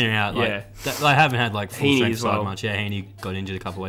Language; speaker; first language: English; native; English